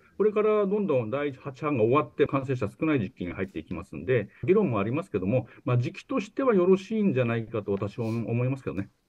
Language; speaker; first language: Japanese; native; Japanese